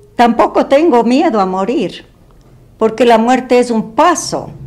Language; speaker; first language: Spanish; native; Spanish